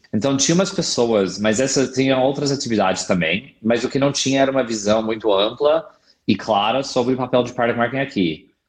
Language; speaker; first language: Portuguese; non-native, fluent; English